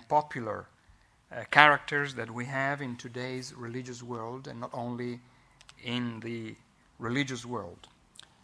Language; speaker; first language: English; non-native, fluent; Italian